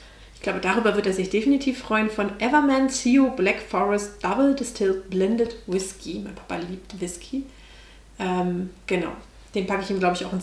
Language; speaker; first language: German; native; German